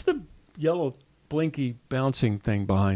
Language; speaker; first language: English; native; English